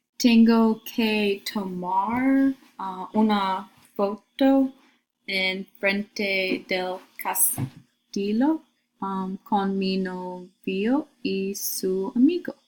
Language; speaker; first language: Spanish; non-native, learner; English